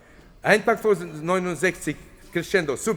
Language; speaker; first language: German; non-native, fluent; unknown